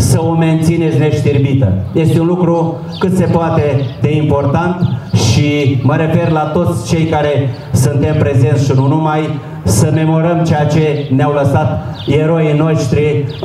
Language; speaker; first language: Romanian; native; Romanian